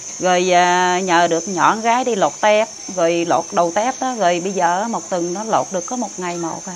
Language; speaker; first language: Vietnamese; non-native, local second language; Khmer